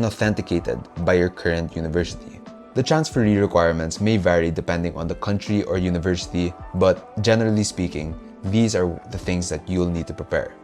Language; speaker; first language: English; non-native, local second language; Filipino